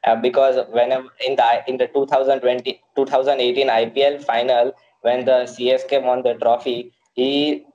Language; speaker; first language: English; non-native, local second language; Gujarati